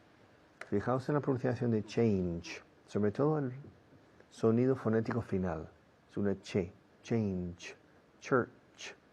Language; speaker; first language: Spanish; non-native, fluent; English